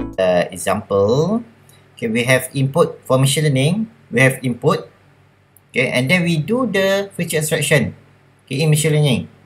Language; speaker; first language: English; non-native, local second language; Malay